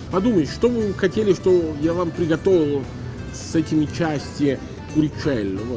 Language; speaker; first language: Russian; non-native, fluent; Italian